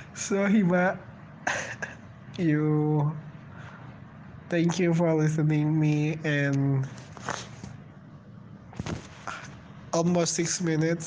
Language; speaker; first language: English; non-native, learner; Indonesian